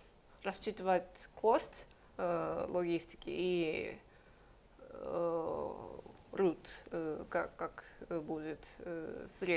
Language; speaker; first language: Russian; non-native, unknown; Japanese